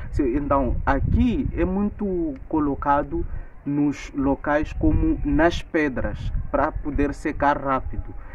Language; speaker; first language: Portuguese; non-native, local second language; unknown